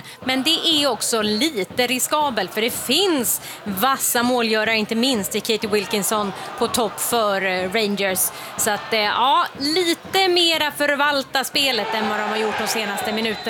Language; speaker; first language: Swedish; native; Swedish